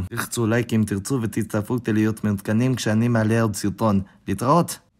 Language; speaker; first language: Hebrew; non-native, learner; English